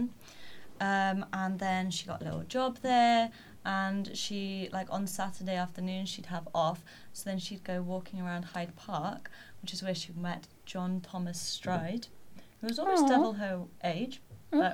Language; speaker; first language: English; native; English